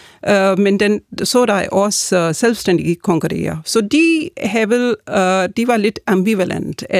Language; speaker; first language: Danish; non-native, fluent; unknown